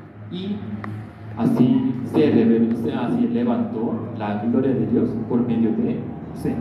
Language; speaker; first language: Spanish; non-native, learner; Korean